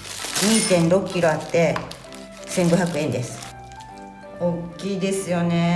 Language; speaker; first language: Japanese; native; Japanese